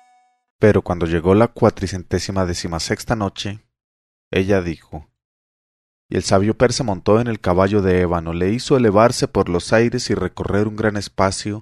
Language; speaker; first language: Spanish; native; Spanish